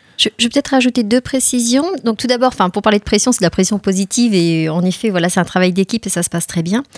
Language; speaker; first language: French; native; French